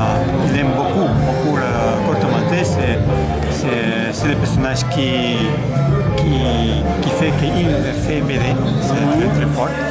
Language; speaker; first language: French; non-native, learner; Catalan